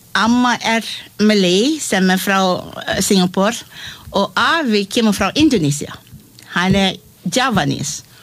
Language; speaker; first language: Icelandic; non-native, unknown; Malay